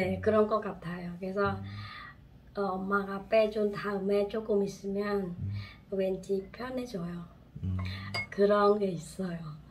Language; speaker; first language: Korean; non-native, fluent; Khmer